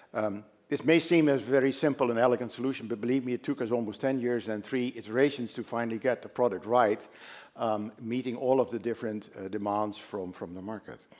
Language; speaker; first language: English; non-native, fluent; Dutch